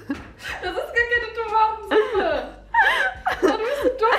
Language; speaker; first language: German; native; German